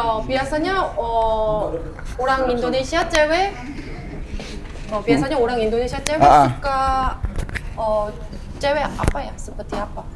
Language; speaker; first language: Indonesian; non-native, learner; Korean